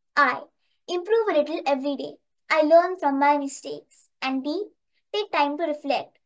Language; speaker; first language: English; non-native, local second language; Marathi